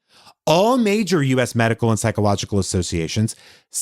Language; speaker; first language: English; native; English